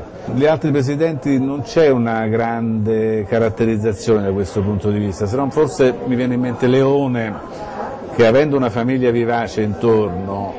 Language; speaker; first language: Italian; native; Italian